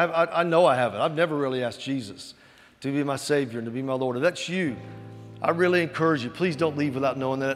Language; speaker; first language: English; native; English